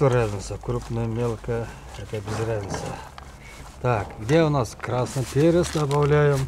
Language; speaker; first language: Russian; non-native, local second language; Uyghur